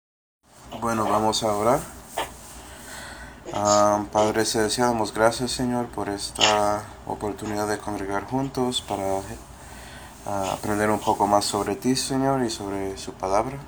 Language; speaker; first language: Spanish; non-native, fluent; English